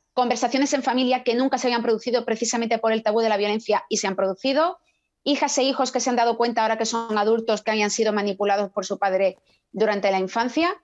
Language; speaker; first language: Spanish; native; Spanish